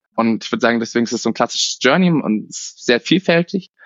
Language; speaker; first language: German; native; German